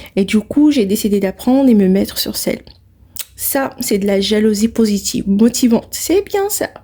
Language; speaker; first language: French; non-native, local second language; Arabic